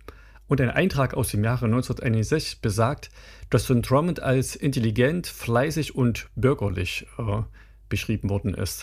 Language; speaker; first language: German; native; German